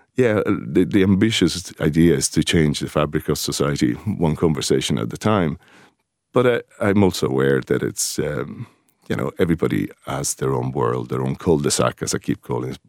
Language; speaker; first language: English; non-native, fluent; Italian